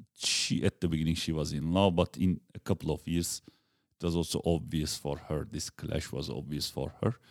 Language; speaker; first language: English; non-native, fluent; Turkish